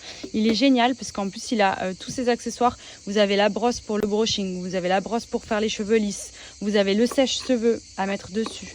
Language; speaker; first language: French; native; French